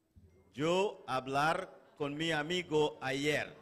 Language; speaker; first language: Spanish; non-native, fluent; English